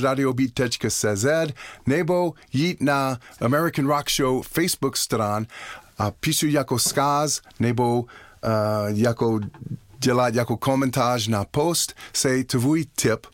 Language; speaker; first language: Czech; non-native, learner; English